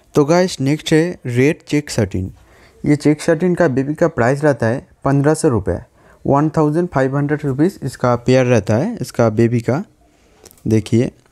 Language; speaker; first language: Hindi; non-native, local second language; Bangla